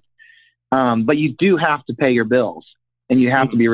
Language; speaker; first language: English; native; English